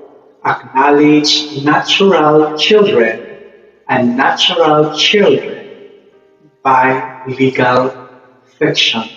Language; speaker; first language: English; non-native, local second language; Filipino